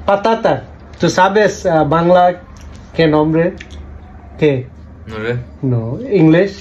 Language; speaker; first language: Spanish; non-native, learner; Bangla